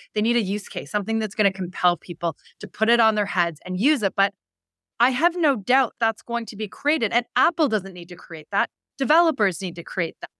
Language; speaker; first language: English; native; English